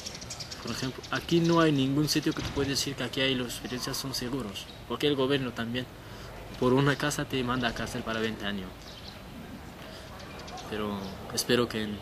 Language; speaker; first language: Spanish; non-native, learner; Persian